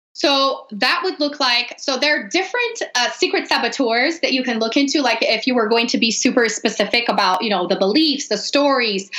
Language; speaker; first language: English; non-native, fluent; Portuguese